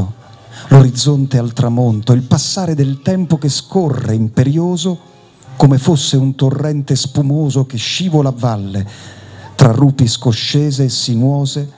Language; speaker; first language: Italian; native; Italian